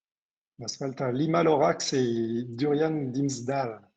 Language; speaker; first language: Spanish; non-native, fluent; French